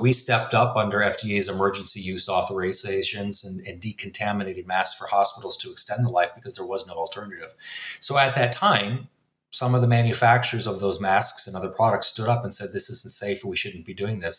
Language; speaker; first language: English; native; English